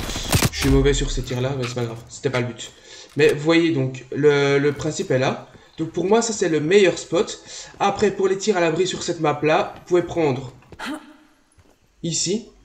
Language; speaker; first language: French; native; French